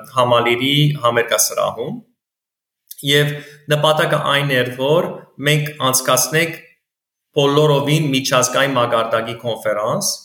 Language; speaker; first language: Armenian; early bilingual, heritage; Armenian